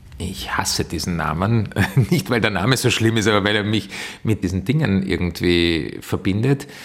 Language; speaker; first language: German; early bilingual, other home language; Turkish